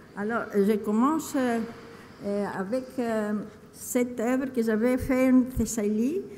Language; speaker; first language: French; non-native, learner; Greek